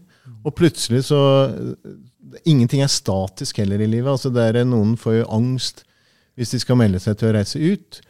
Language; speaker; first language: Norwegian; early bilingual, heritage; Norwegian